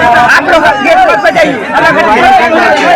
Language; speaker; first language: Hindi; native; Hindi